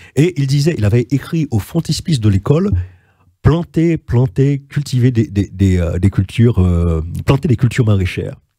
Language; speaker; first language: French; native; French